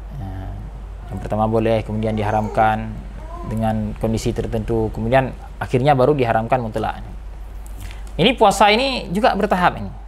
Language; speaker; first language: Malay; non-native, local second language; Achinese